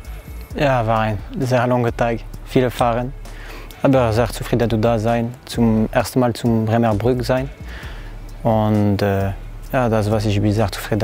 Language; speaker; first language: German; non-native, learner; French